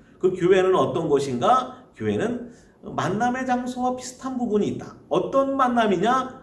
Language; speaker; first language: Korean; native; Korean